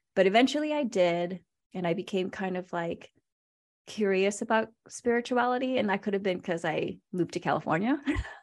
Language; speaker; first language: English; native; English